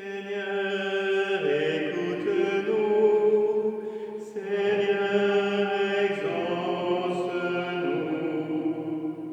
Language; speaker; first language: French; native; French